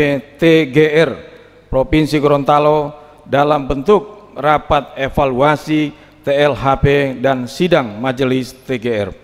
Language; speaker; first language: Indonesian; native; Indonesian